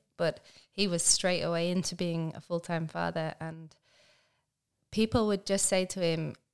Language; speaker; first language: English; native; English